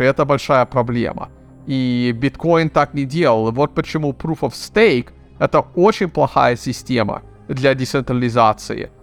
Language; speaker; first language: Russian; early bilingual, heritage; Russian